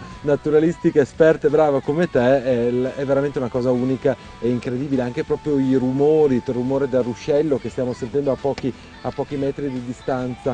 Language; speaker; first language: Italian; native; Italian